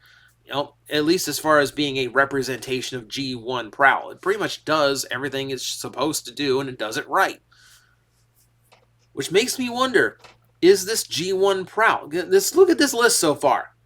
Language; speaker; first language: English; native; English